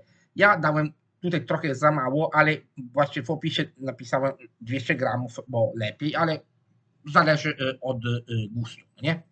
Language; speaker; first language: Polish; non-native, fluent; Italian